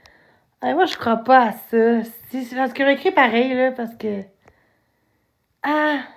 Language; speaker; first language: French; native; French